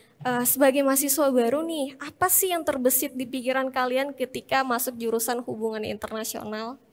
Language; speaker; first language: Indonesian; native; Indonesian